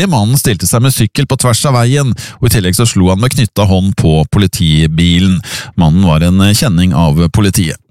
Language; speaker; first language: Norwegian; native; Norwegian